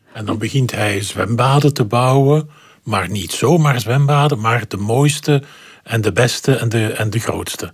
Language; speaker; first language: Dutch; native; Dutch